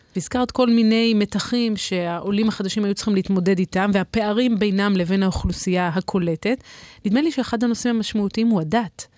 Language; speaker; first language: Hebrew; native; Hebrew